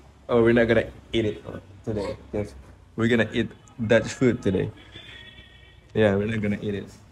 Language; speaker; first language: English; non-native, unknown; Indonesian